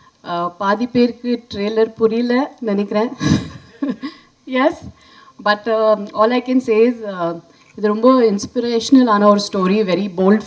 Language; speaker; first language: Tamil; non-native, fluent; Hindi